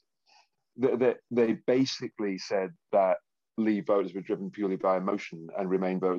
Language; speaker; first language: English; native; English